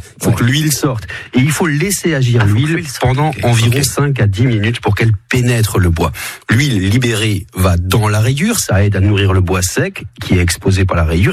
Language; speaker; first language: French; native; French